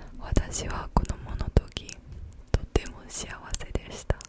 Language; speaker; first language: Japanese; non-native, learner; English